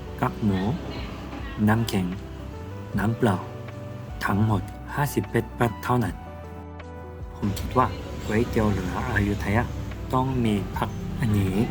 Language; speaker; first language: Thai; non-native, learner; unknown